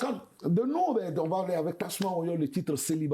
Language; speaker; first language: French; non-native, local second language; Bambara